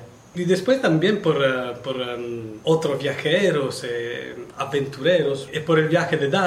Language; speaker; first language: Spanish; non-native, learner; Italian